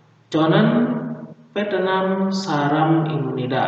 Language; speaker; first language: Korean; non-native, fluent; Indonesian